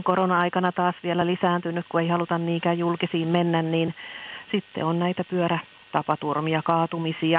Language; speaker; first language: Finnish; native; Finnish